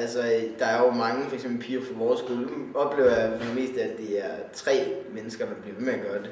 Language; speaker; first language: Danish; native; Danish